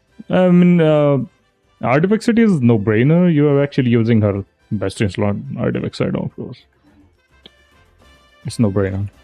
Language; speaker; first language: English; non-native, local second language; Hindi